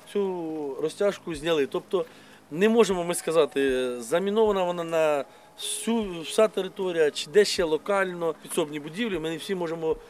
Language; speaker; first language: Ukrainian; non-native, local second language; Russian